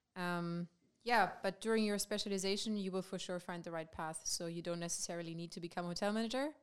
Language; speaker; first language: English; non-native, fluent; German